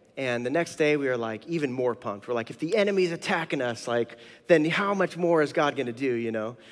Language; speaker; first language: English; native; English